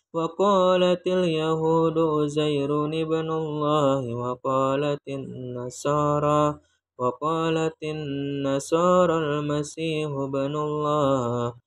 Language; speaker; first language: Arabic; non-native, fluent; Indonesian